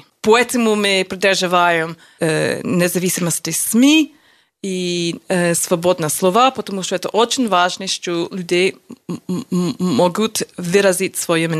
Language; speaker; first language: Russian; non-native, learner; English